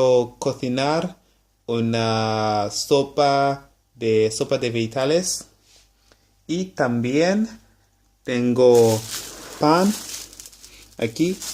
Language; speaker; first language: Spanish; non-native, learner; English